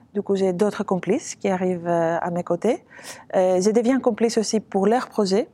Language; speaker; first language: French; non-native, fluent; Greek